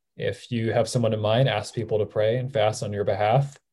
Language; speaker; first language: English; native; English